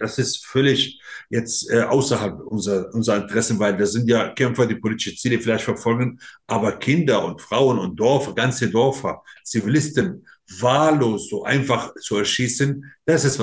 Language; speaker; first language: German; non-native, fluent; Arabic